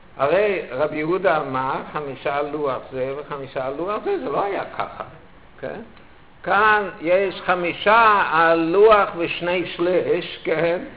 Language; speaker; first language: Hebrew; non-native, fluent; German